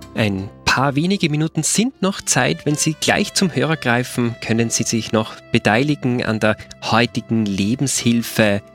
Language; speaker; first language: German; native; German